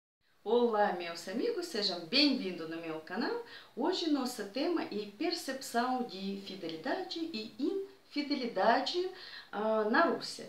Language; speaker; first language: Portuguese; non-native, fluent; Russian